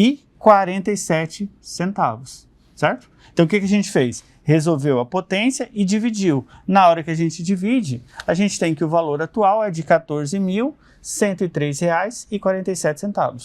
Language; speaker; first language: Portuguese; native; Portuguese